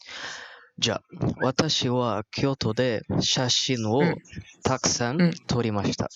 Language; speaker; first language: Japanese; non-native, learner; Malay